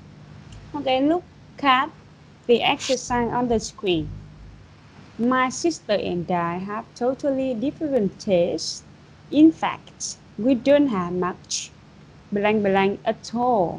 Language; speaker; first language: English; non-native, fluent; Vietnamese